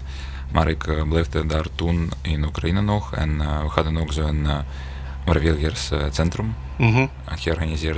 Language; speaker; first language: Dutch; non-native, fluent; Ukrainian